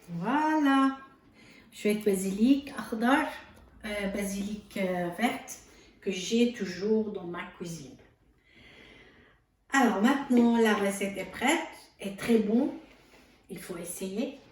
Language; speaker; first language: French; non-native, fluent; Arabic